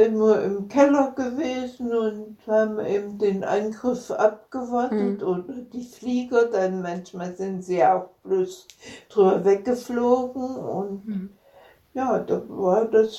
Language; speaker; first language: German; native; German